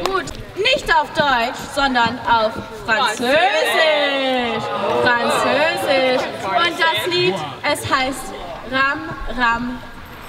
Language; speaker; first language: German; non-native, fluent; English